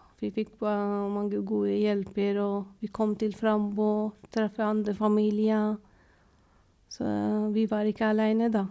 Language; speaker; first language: Norwegian; non-native, fluent; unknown